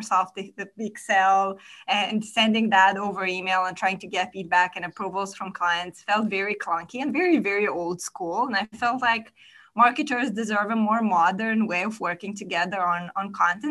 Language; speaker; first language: English; non-native, fluent; Romanian